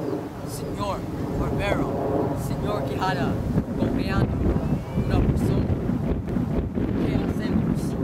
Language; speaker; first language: Spanish; non-native, learner; English